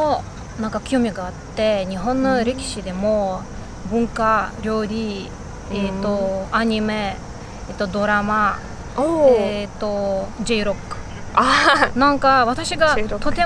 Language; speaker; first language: Japanese; non-native, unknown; Bashkir